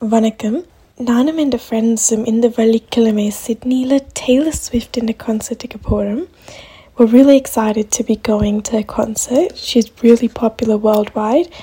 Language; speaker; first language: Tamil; early bilingual, heritage; Tamil